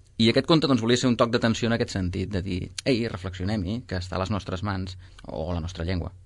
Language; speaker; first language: Catalan; native; Catalan